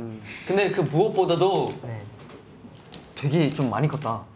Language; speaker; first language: Korean; native; Korean